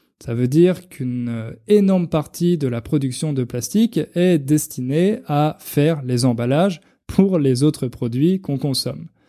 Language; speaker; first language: French; native; French